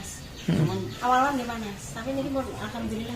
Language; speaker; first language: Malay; non-native, local second language; Javanese